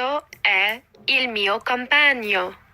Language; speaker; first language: Italian; non-native, learner; English